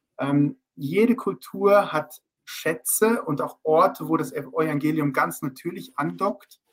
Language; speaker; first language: German; early bilingual, heritage; German